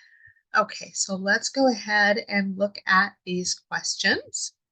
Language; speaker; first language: English; native; English